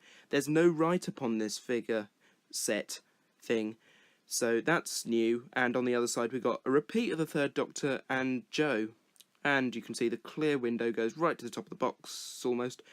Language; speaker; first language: English; native; English